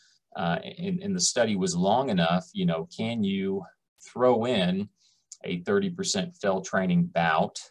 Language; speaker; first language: English; native; English